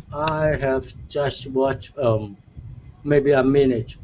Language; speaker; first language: English; non-native, learner; Chinese